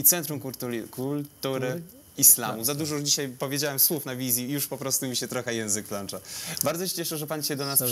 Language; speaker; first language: Polish; native; Polish